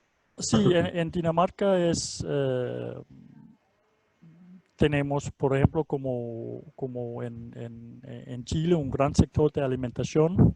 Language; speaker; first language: Spanish; non-native, fluent; Danish